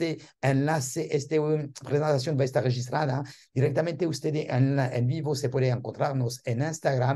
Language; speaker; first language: Spanish; non-native, learner; French